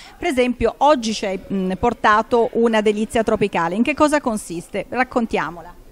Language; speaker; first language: Italian; native; Italian